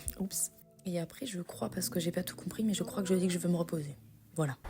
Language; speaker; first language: French; native; French